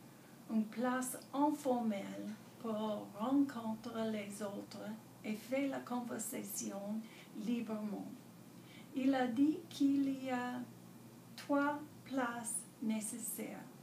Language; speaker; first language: French; non-native, learner; English